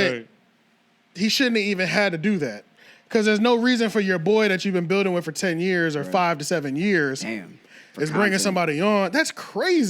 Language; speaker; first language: English; native; English